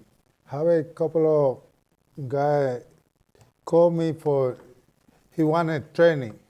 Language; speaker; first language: English; non-native, learner; Spanish